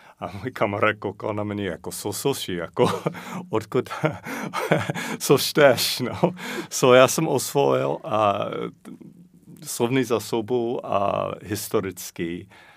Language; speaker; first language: Czech; non-native, fluent; English